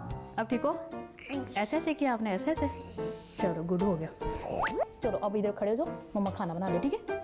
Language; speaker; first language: Hindi; non-native, local second language; Punjabi